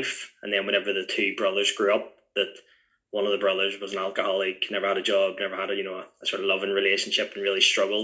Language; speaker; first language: English; native; English